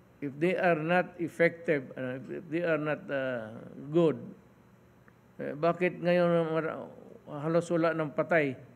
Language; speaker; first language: Filipino; non-native, local second language; Cebuano